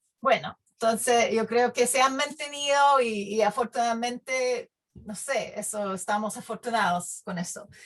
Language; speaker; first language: Spanish; non-native, fluent; English